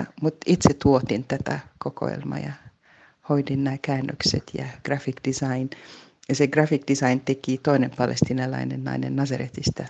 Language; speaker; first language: Finnish; non-native, fluent; Arabic